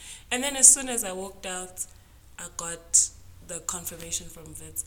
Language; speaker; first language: English; non-native, local second language; Zulu